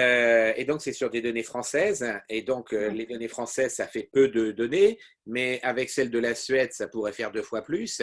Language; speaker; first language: French; native; French